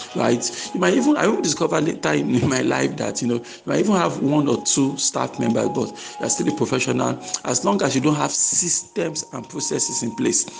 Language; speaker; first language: English; non-native, local second language; Yoruba